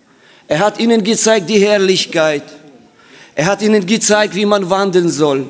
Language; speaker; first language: German; non-native, fluent; Russian